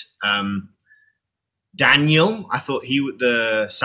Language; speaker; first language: English; native; English